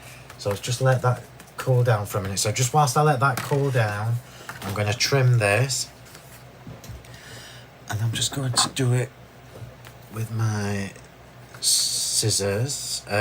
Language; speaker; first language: English; native; English